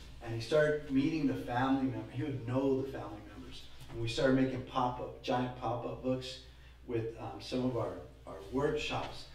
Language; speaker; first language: English; native; English